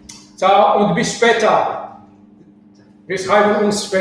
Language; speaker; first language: German; non-native, fluent; Arabic